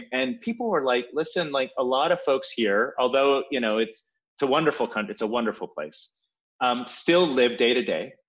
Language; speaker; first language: English; early bilingual, other home language; Polish